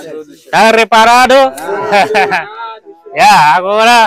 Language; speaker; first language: Portuguese; non-native, learner; Vietnamese